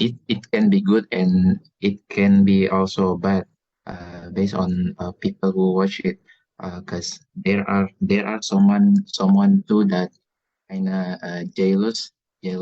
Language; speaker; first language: English; non-native, learner; Indonesian